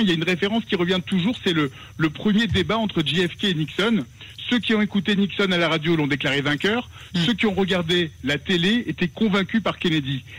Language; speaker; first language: French; native; French